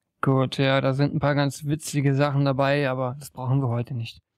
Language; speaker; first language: German; native; German